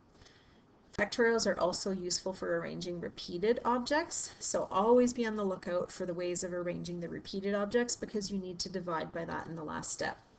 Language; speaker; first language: English; native; English